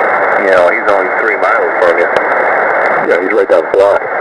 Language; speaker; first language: English; native; English